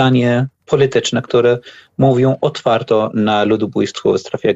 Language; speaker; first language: Polish; non-native, learner; Arabic